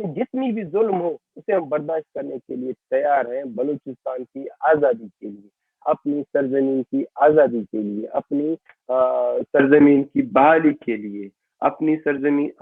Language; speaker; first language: Urdu; non-native, local second language; Baluchi